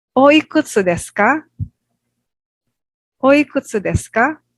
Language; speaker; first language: Japanese; non-native, fluent; Filipino